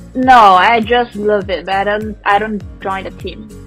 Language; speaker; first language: English; non-native, local second language; Chinese